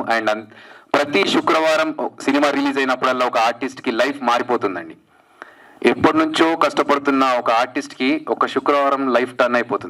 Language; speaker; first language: Telugu; native; Telugu